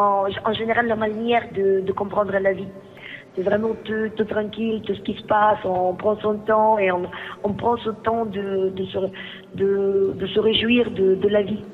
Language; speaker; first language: French; non-native, fluent; Greek